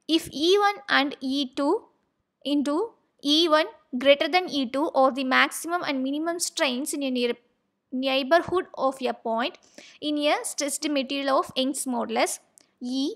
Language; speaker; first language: English; non-native, local second language; Tamil